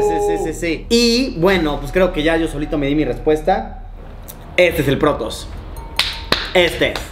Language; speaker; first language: Spanish; native; Spanish